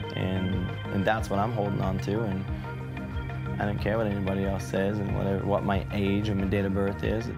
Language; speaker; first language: English; native; English